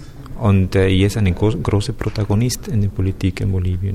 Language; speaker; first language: German; non-native, fluent; Spanish